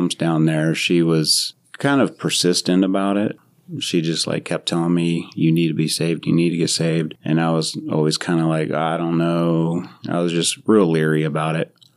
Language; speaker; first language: English; native; English